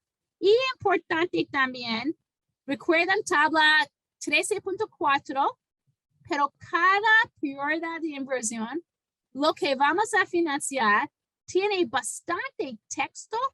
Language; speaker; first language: Spanish; non-native, fluent; English